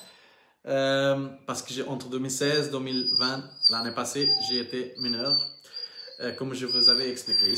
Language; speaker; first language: French; non-native, learner; Portuguese